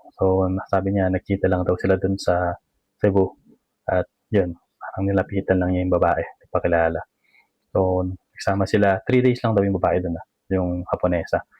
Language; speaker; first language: Filipino; native; Filipino